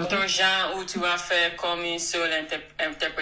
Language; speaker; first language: French; non-native, learner; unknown